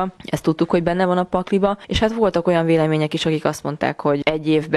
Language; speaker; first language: Hungarian; native; Hungarian